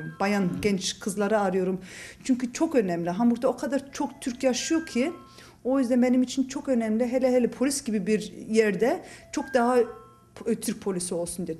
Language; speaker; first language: Turkish; early bilingual, heritage; Turkish